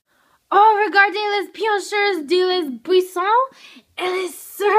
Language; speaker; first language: French; non-native, learner; English